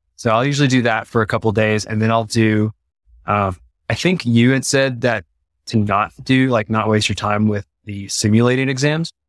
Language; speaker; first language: English; native; English